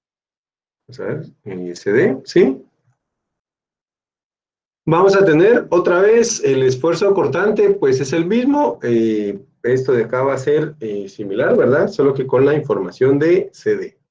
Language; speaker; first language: Spanish; native; Spanish